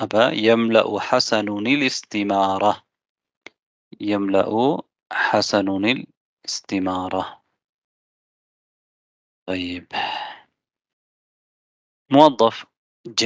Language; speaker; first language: Arabic; non-native, fluent; Tamil